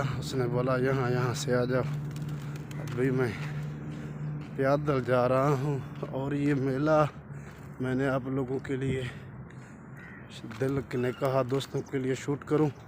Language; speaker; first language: Hindi; non-native, local second language; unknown